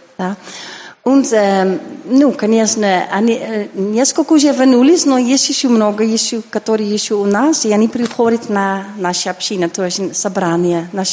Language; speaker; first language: Russian; non-native, learner; Dutch